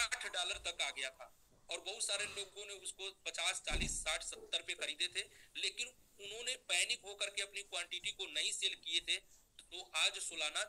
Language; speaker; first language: Hindi; native; Hindi